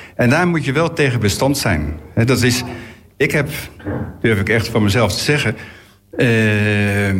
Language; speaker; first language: Dutch; native; Dutch